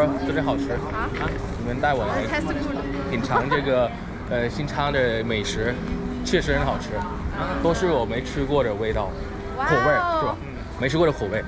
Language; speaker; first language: Chinese; non-native, fluent; Thai